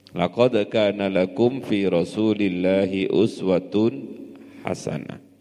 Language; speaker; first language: Indonesian; non-native, local second language; Javanese